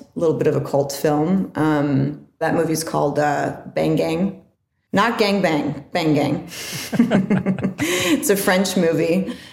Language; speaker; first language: English; native; English